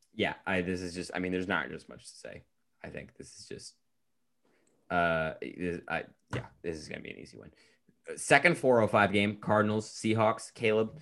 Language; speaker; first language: English; native; English